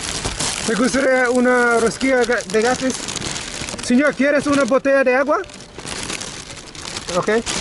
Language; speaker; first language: Spanish; non-native, learner; English